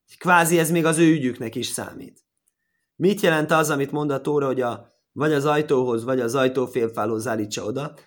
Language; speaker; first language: Hungarian; early bilingual, heritage; Hungarian